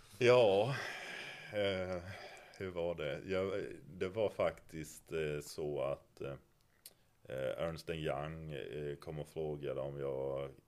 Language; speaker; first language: Swedish; native; Swedish